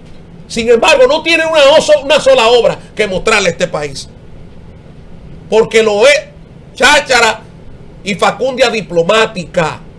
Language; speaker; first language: Spanish; native; Spanish